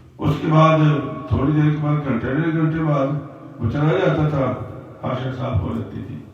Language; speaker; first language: Urdu; non-native, local second language; Punjabi